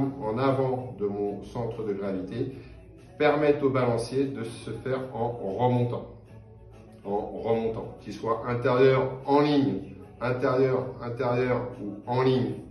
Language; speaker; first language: French; native; French